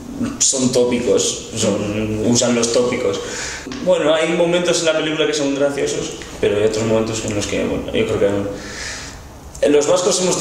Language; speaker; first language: Spanish; non-native, local second language; Basque